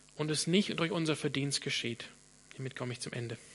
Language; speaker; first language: German; non-native, fluent; English